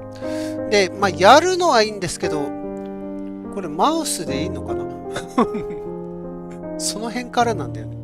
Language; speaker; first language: Japanese; native; Japanese